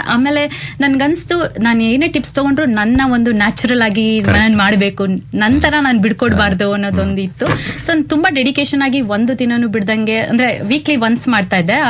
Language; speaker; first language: Kannada; native; Kannada